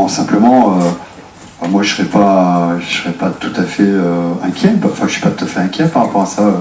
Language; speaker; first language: French; native; French